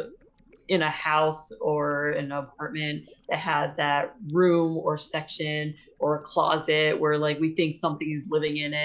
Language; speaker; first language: English; native; English